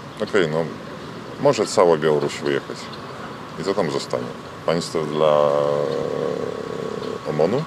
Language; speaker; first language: Polish; non-native, fluent; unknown